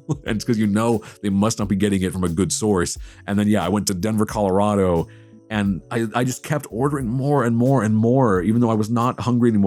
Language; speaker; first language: English; native; English